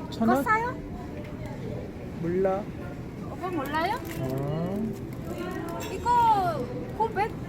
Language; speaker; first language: Korean; non-native, learner; Vietnamese